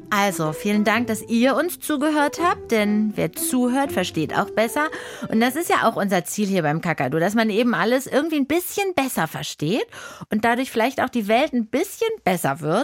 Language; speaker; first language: German; native; German